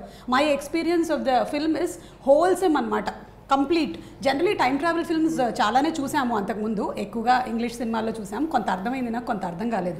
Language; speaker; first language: Telugu; native; Telugu